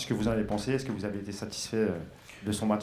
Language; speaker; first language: French; native; French